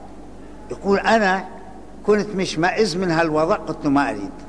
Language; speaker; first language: Arabic; native; Arabic